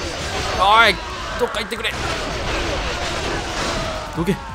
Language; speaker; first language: Japanese; native; Japanese